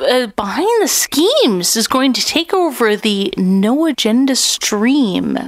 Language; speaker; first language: English; native; English